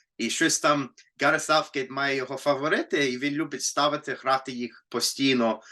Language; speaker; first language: Ukrainian; non-native, fluent; English